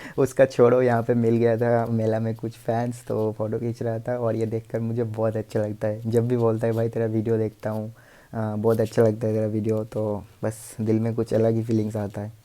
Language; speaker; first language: Hindi; non-native, local second language; Bangla